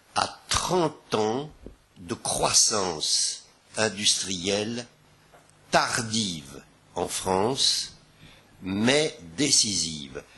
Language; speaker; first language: French; native; French